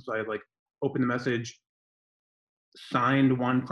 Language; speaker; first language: English; native; English